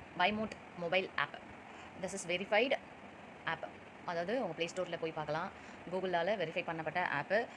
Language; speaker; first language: Tamil; native; Tamil